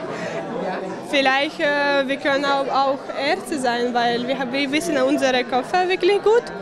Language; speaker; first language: German; non-native, learner; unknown